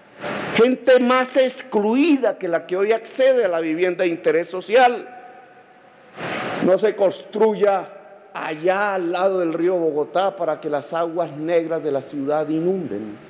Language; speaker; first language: Spanish; native; Spanish